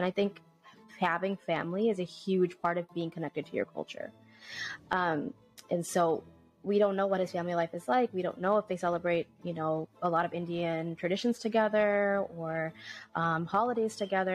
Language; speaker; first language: English; native; English